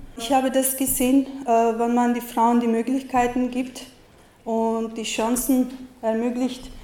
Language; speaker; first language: German; non-native, learner; Turkish